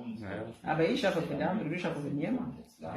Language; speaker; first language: German; non-native, learner; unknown